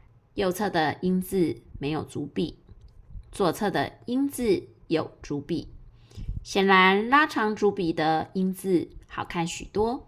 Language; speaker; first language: Chinese; native; Chinese